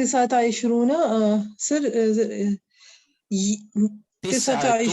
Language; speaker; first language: Arabic; non-native, learner; Urdu